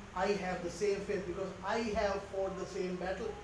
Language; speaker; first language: English; non-native, local second language; Sinhala